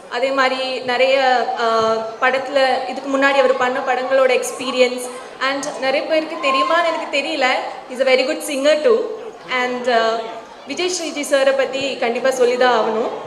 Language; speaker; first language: Tamil; non-native, fluent; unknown